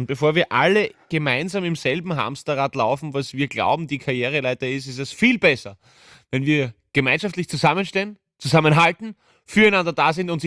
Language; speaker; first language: German; native; German